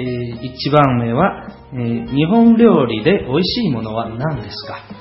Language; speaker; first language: Japanese; non-native, fluent; Chinese